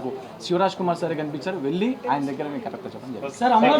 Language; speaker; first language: Telugu; native; Telugu